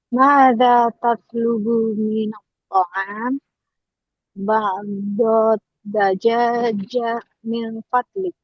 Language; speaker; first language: Arabic; non-native, learner; Indonesian